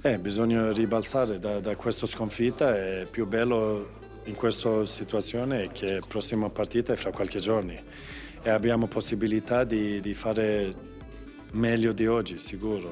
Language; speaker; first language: Italian; non-native, fluent; Swedish